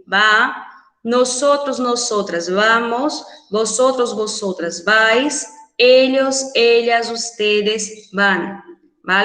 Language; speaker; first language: Spanish; non-native, fluent; Portuguese